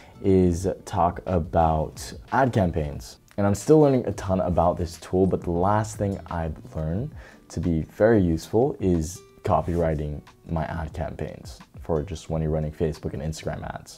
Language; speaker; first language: English; native; English